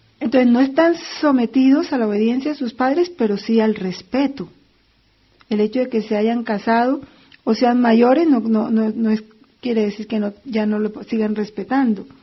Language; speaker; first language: Spanish; native; Spanish